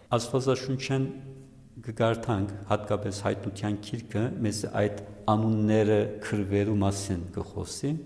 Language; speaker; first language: Armenian; early bilingual, heritage; Armenian